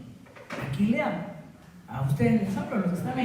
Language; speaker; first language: Spanish; native; Spanish